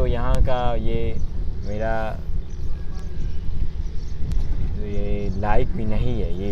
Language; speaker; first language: Hindi; non-native, learner; Burmese